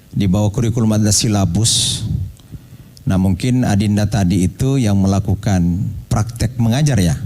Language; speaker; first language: Indonesian; non-native, local second language; Buginese